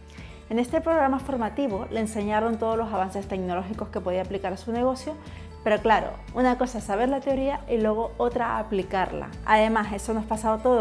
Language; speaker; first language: Spanish; native; Spanish